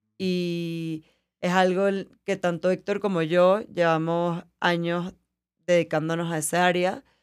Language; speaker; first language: Spanish; native; Spanish